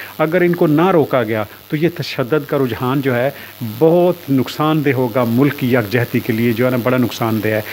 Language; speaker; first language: Urdu; non-native, local second language; Punjabi